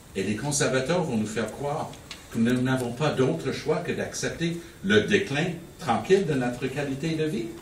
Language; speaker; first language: French; early bilingual, heritage; French